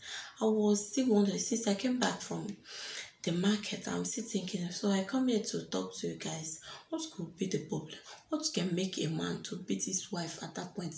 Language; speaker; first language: English; non-native, local second language; French